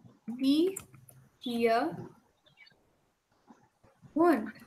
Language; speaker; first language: German; non-native, fluent; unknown